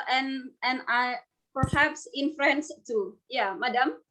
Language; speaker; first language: English; non-native, fluent; Indonesian